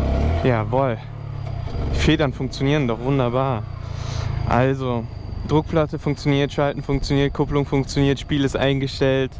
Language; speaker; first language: German; native; German